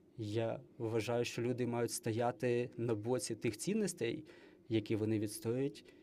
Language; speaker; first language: Ukrainian; non-native, fluent; English